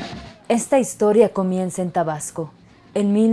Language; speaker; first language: Spanish; native; Spanish